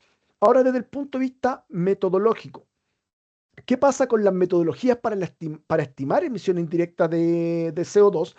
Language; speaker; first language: Spanish; native; Spanish